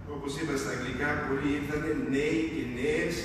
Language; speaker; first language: Greek; early bilingual, heritage; Greek